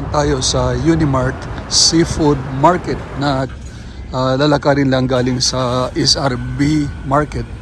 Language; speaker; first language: Filipino; non-native, local second language; Cebuano